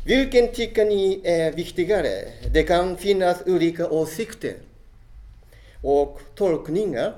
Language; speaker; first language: Swedish; non-native, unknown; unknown